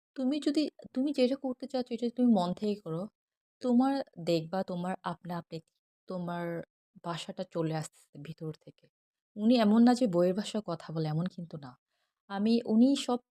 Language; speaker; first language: Bangla; non-native, local second language; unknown